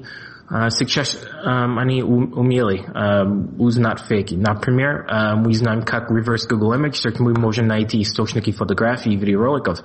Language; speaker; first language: Russian; non-native, fluent; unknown